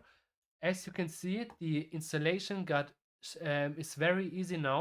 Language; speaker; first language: English; non-native, fluent; German